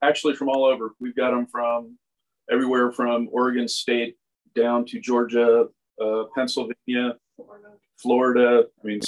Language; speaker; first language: English; native; English